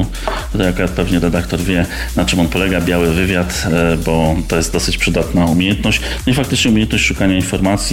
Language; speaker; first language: Polish; native; Polish